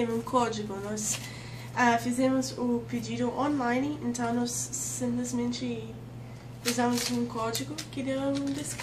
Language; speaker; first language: Portuguese; non-native, fluent; English